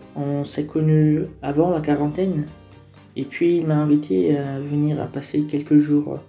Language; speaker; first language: French; non-native, fluent; Portuguese